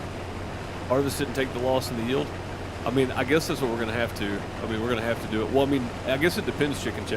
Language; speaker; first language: English; native; English